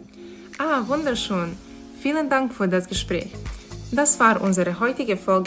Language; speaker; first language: German; non-native, learner; Bosnian